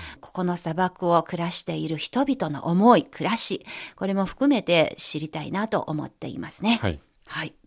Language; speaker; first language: Japanese; non-native, fluent; Chinese